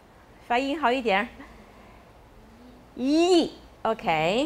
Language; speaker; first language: Chinese; non-native, fluent; Italian